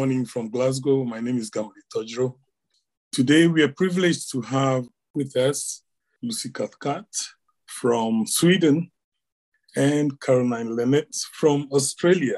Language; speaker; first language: English; non-native, local second language; Ewe